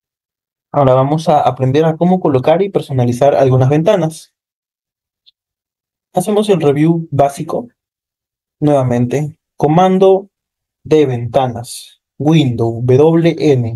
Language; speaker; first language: Spanish; native; Spanish